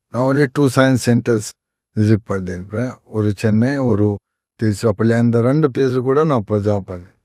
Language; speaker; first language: Tamil; non-native, fluent; Konkani